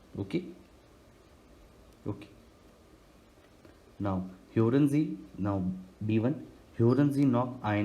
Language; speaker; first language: German; non-native, learner; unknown